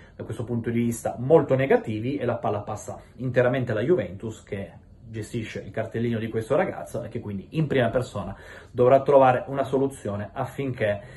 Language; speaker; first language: Italian; native; Italian